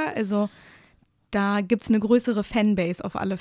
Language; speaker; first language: German; native; German